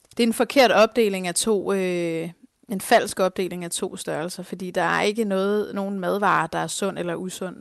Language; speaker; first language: Danish; native; Danish